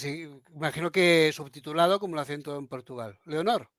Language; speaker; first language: Spanish; native; Spanish